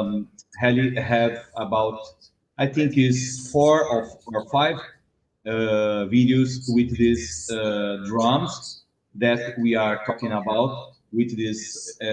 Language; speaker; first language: English; non-native, learner; Portuguese